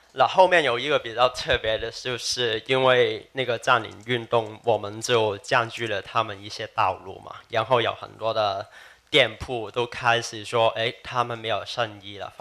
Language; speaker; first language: Chinese; non-native, local second language; Cantonese